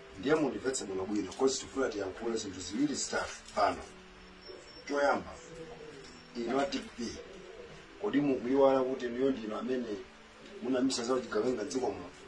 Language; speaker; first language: Nyanja; native; Nyanja